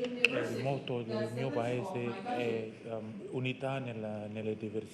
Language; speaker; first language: Italian; non-native, learner; Indonesian